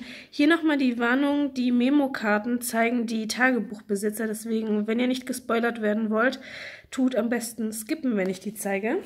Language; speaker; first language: German; native; German